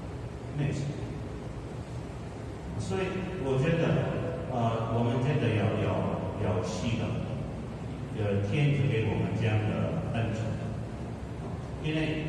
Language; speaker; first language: Chinese; non-native, fluent; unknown